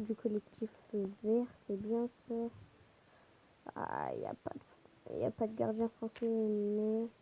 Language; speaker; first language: French; native; French